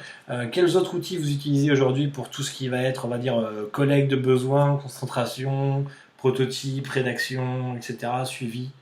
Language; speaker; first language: French; native; French